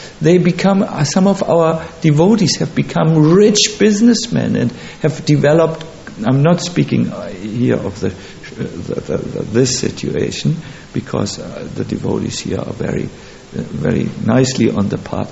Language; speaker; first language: English; non-native, fluent; German